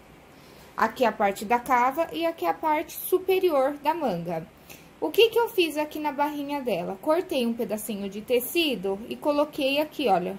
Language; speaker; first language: Portuguese; native; Portuguese